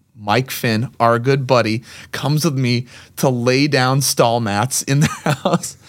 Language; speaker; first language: English; native; English